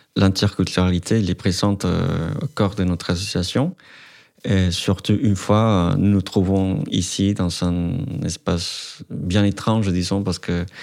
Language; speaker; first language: French; non-native, fluent; Spanish